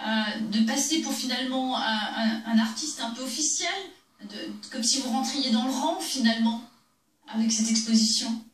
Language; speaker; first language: French; native; French